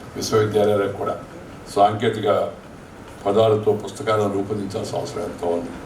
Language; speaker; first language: Telugu; native; Telugu